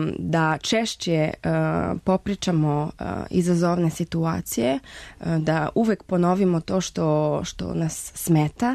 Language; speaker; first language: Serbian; non-native, fluent; Spanish